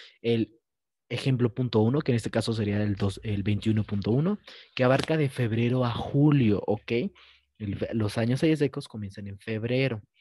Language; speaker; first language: Spanish; native; Spanish